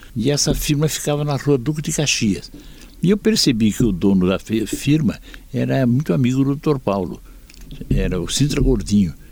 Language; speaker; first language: Portuguese; native; Portuguese